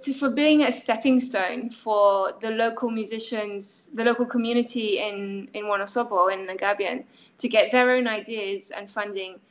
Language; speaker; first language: English; non-native, fluent; French